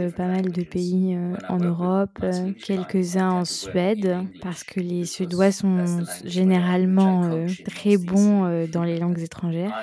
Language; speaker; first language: French; non-native, fluent; Swedish